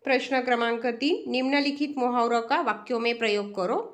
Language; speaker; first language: Hindi; non-native, local second language; Marathi